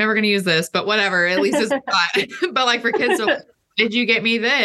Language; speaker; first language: English; native; English